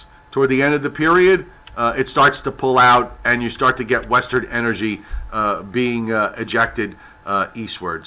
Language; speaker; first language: English; native; English